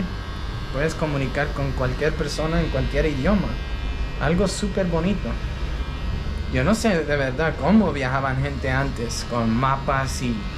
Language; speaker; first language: Spanish; early bilingual, heritage; Spanish